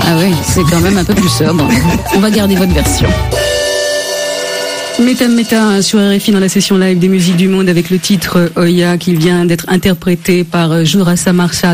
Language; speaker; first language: French; native; French